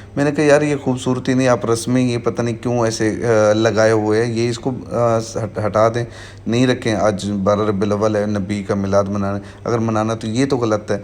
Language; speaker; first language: Urdu; non-native, local second language; Saraiki